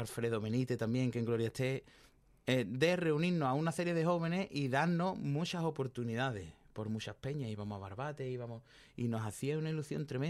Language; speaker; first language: Spanish; native; Spanish